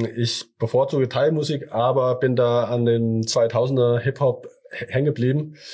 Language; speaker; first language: German; early bilingual, other home language; Thai